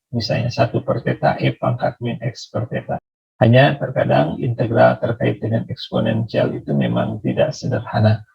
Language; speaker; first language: Indonesian; native; Indonesian